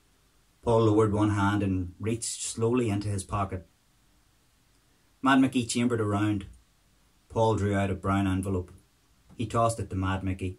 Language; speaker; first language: English; native; English